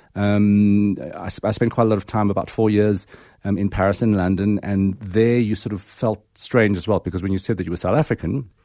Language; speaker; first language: English; native; English